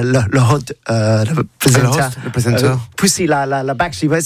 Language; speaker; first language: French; non-native, learner; English